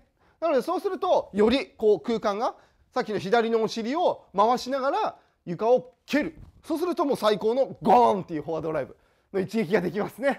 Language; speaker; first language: Japanese; native; Japanese